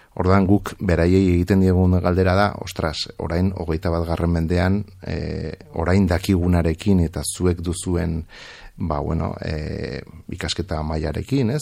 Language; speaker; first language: Basque; non-native, local second language; Spanish